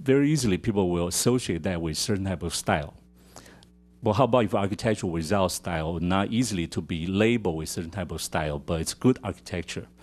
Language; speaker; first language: English; non-native, fluent; Chinese